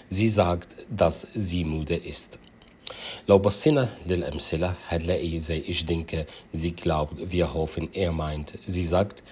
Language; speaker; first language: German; non-native, fluent; Arabic